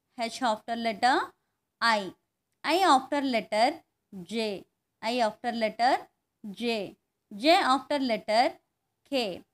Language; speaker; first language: English; non-native, local second language; Telugu